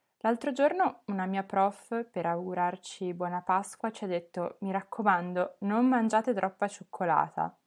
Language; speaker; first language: Italian; native; Italian